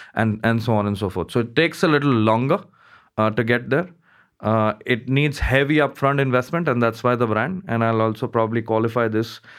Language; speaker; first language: English; non-native, local second language; Hindi